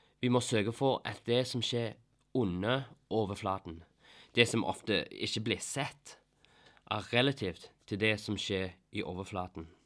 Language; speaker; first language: Norwegian; non-native, fluent; English